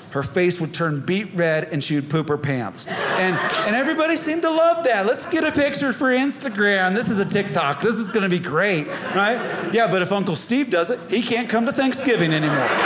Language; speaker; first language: English; native; English